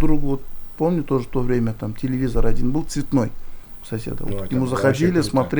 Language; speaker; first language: Russian; non-native, local second language; Kyrgyz